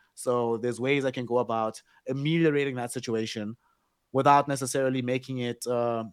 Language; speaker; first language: English; non-native, local second language; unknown